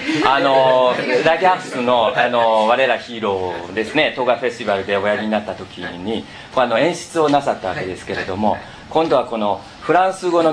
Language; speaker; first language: Japanese; native; Japanese